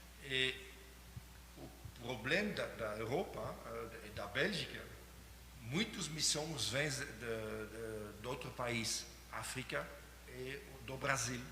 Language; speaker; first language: Portuguese; non-native, learner; French